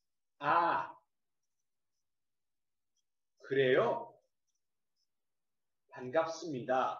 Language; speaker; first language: Korean; non-native, fluent; Nepali